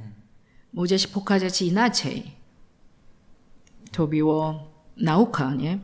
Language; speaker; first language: Polish; non-native, learner; Korean